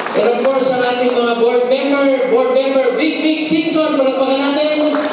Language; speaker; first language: Filipino; non-native, local second language; Cebuano